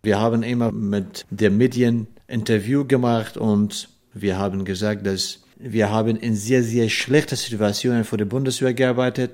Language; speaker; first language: German; non-native, learner; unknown